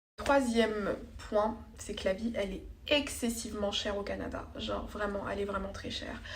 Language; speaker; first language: French; native; French